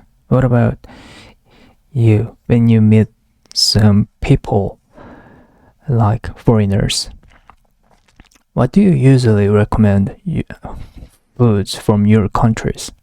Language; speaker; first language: English; non-native, learner; Korean